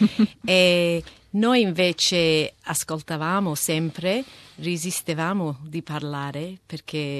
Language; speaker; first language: Italian; early bilingual, heritage; Italian